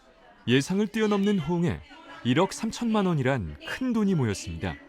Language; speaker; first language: Korean; native; Korean